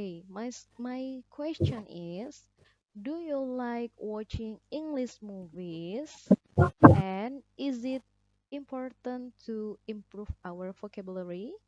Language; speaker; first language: English; non-native, fluent; Indonesian